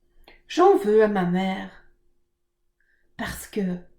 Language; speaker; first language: French; native; French